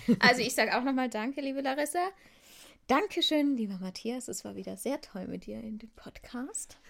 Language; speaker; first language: German; native; German